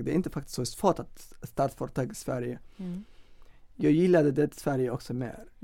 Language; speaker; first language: Swedish; non-native, fluent; Somali